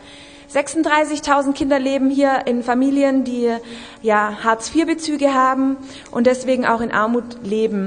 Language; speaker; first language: German; native; German